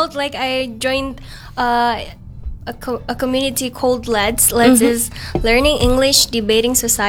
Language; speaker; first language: English; non-native, fluent; Indonesian